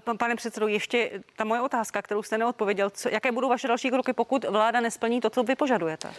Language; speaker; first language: Czech; native; Czech